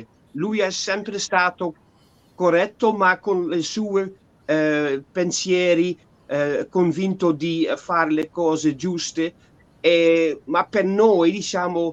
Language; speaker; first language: Italian; non-native, fluent; Dutch